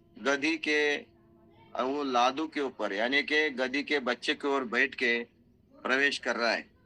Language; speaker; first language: Hindi; non-native, local second language; Marathi